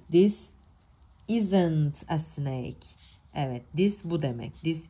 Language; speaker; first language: English; non-native, fluent; Turkish